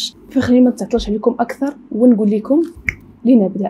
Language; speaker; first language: Arabic; native; Arabic